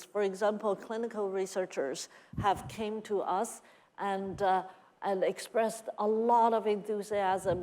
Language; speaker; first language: English; non-native, fluent; Chinese